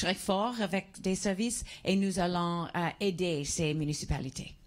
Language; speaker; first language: French; non-native, learner; English